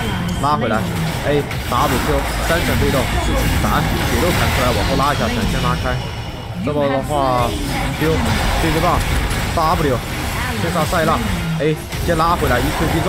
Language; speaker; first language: Chinese; native; Chinese